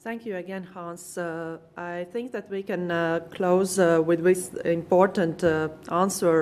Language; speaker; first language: English; non-native, fluent; Latvian